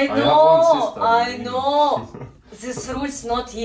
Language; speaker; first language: English; non-native, learner; Russian